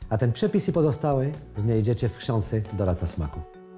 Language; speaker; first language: Polish; non-native, learner; French